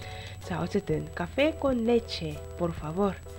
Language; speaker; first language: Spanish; non-native, fluent; Korean